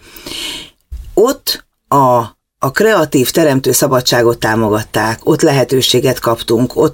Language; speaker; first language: Hungarian; native; Hungarian